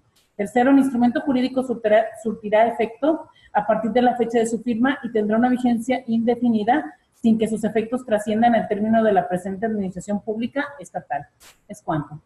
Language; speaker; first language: Spanish; native; Spanish